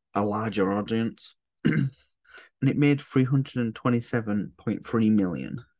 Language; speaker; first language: English; native; English